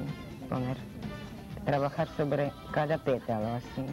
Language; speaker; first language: Spanish; non-native, learner; Russian